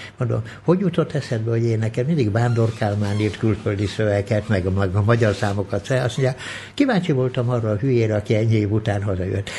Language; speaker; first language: Hungarian; early bilingual, other home language; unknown